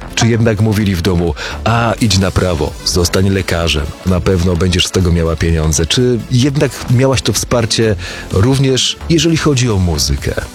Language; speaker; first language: Polish; native; Polish